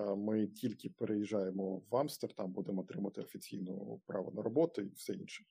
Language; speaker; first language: Ukrainian; non-native, local second language; Russian